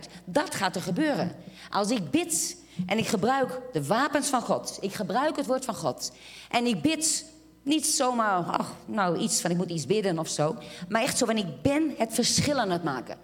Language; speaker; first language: Dutch; non-native, fluent; Portuguese